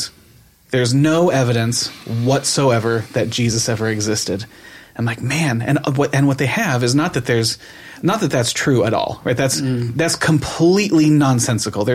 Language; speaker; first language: English; native; English